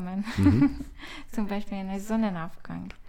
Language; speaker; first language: German; non-native, learner; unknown